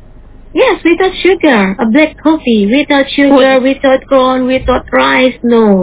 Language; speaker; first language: English; non-native, learner; Indonesian